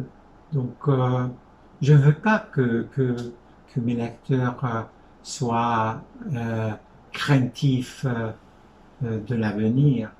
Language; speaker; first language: French; non-native, fluent; Hungarian